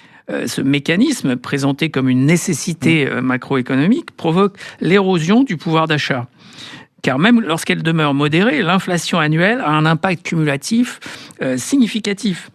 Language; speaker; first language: French; native; French